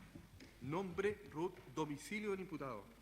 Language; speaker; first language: Spanish; native; Spanish